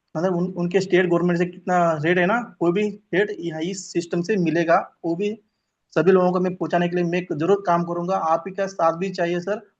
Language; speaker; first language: Hindi; non-native, local second language; Kannada